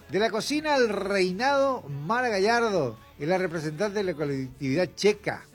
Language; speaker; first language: Spanish; native; Spanish